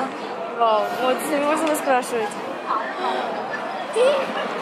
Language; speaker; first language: Russian; native; Russian